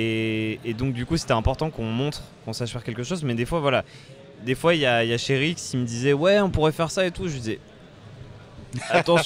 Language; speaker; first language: French; native; French